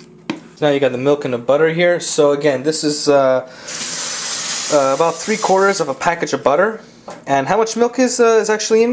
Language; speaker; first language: English; early bilingual, other home language; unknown